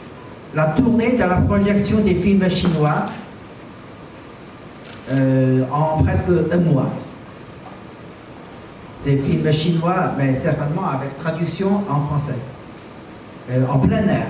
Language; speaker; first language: French; non-native, fluent; Chinese